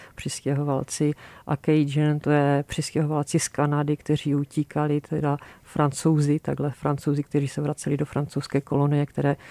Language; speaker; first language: Czech; native; Czech